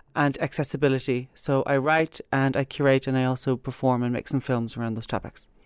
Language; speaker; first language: English; native; English